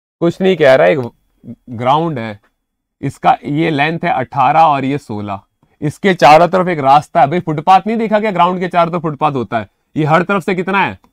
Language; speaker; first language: Hindi; native; Hindi